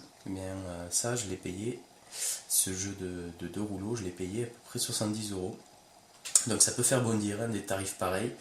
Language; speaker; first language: French; native; French